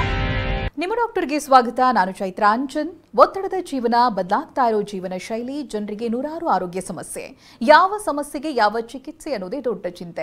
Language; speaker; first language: Kannada; native; Kannada